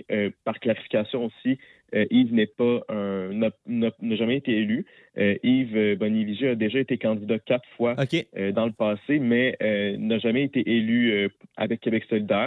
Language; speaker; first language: French; native; French